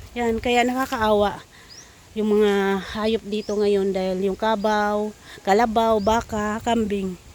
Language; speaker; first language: Filipino; non-native, local second language; Cebuano